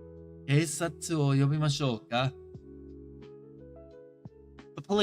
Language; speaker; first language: Japanese; non-native, learner; English